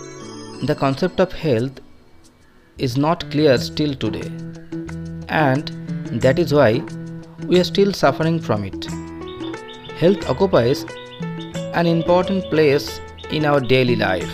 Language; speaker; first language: English; non-native, local second language; Bangla